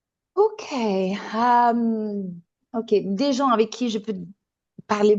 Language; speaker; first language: French; non-native, fluent; Italian